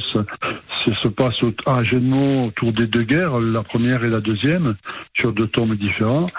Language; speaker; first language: French; native; French